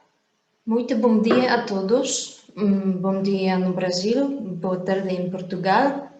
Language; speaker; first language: Portuguese; non-native, fluent; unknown